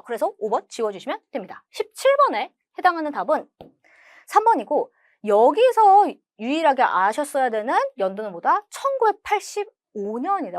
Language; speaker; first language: Korean; native; Korean